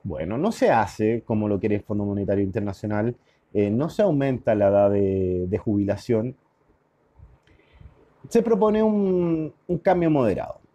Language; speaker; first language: Spanish; native; Spanish